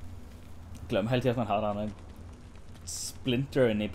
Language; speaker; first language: Norwegian; native; Norwegian